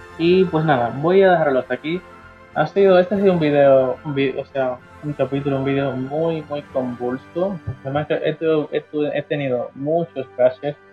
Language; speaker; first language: Spanish; native; Spanish